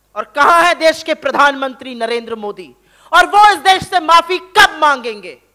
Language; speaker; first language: Hindi; native; Hindi